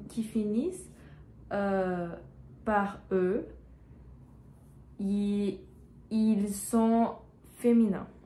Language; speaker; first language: French; non-native, learner; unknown